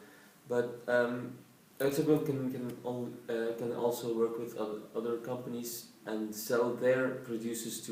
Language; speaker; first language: English; non-native, learner; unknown